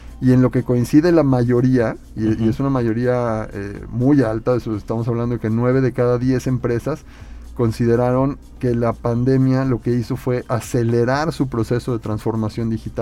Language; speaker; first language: Spanish; native; Spanish